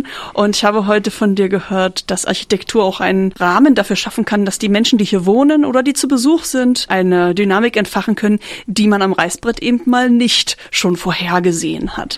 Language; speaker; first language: German; native; German